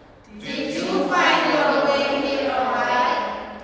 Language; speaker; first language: English; non-native, learner; Indonesian